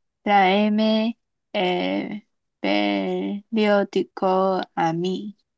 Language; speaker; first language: Spanish; non-native, learner; Chinese